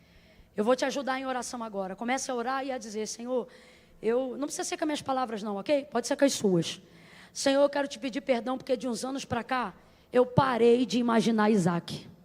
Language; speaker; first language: Portuguese; native; Portuguese